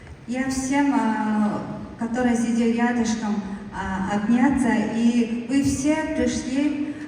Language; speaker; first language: Russian; non-native, learner; Mongolian